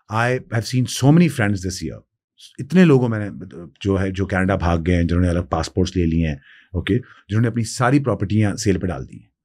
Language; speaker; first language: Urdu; non-native, local second language; Sindhi